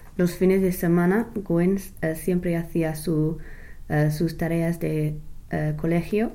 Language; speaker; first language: Spanish; non-native, fluent; English